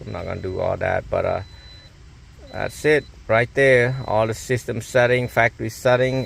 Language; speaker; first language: English; non-native, local second language; Khmer